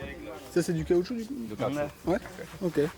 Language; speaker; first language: French; native; French